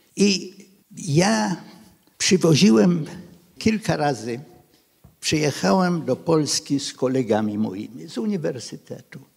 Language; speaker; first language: Polish; non-native, local second language; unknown